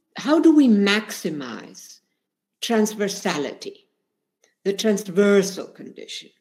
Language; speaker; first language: English; non-native, fluent; Spanish